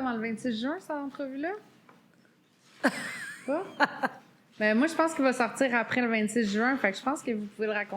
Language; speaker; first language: French; native; French